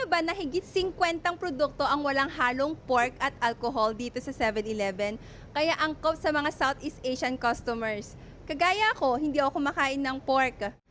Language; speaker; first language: Filipino; native; Filipino